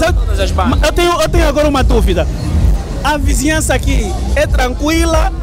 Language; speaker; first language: Portuguese; native; Portuguese